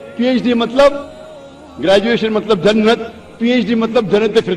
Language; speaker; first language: Hindi; non-native, local second language; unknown